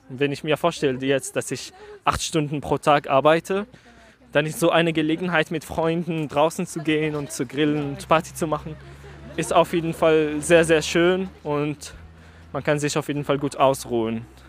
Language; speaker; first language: German; non-native, fluent; Arabic